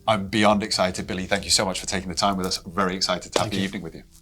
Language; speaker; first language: English; native; English